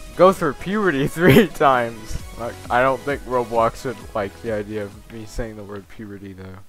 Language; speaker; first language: English; native; English